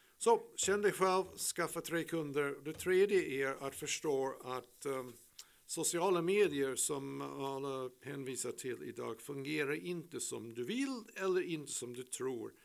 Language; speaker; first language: Swedish; non-native, fluent; English